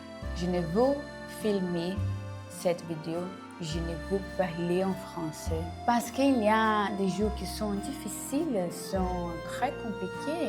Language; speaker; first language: French; non-native, learner; Portuguese